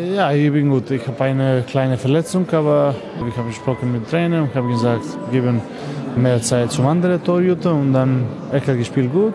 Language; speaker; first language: German; non-native, learner; Macedonian